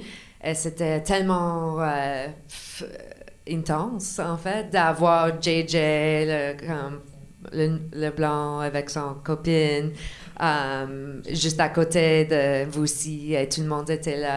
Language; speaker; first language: French; non-native, local second language; English